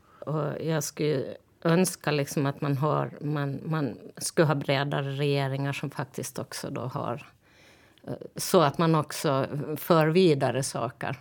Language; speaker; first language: Swedish; native; Swedish